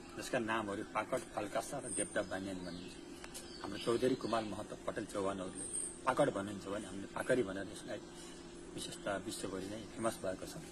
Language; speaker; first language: Nepali; native; Nepali